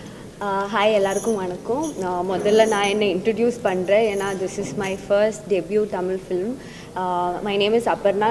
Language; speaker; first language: Tamil; non-native, learner; Malayalam